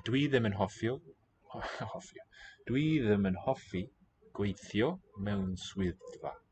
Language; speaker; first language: Welsh; non-native, learner; English